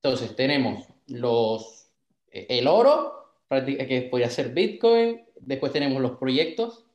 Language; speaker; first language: Spanish; native; Spanish